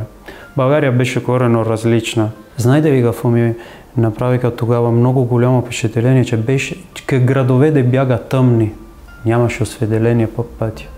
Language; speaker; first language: Bulgarian; non-native, fluent; Italian